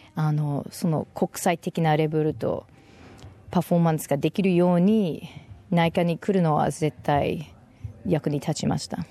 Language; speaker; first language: Japanese; non-native, fluent; English